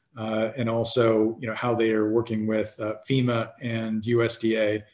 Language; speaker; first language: English; native; English